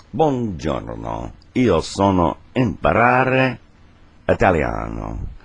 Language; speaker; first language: Italian; non-native, learner; English